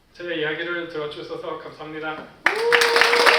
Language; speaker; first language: Korean; non-native, fluent; Swedish